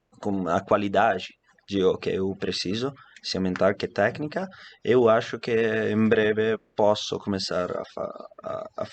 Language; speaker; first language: Portuguese; non-native, fluent; Italian